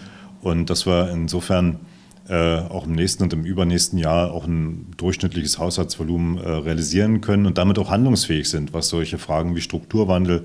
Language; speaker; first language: German; native; German